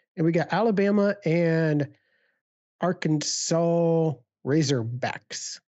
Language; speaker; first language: English; native; English